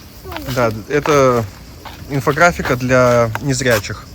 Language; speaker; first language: Russian; native; Russian